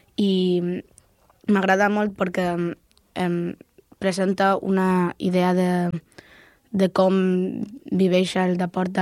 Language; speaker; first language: Catalan; non-native, local second language; Spanish